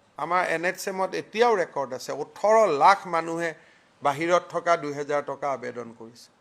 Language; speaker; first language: Assamese; native; Assamese